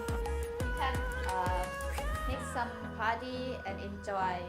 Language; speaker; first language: English; non-native, learner; Thai